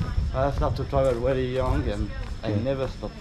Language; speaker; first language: English; non-native, learner; French